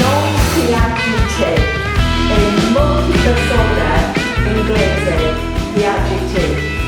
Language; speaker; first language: Italian; non-native, learner; English